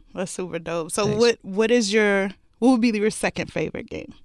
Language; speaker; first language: English; native; English